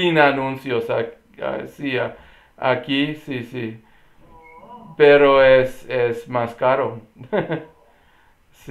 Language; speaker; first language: Spanish; non-native, learner; English